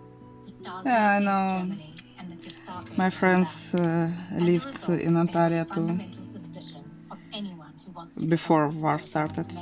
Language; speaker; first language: English; non-native, learner; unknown